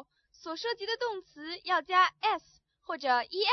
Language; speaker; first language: Chinese; native; Chinese